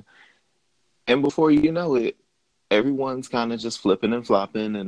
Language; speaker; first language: English; native; English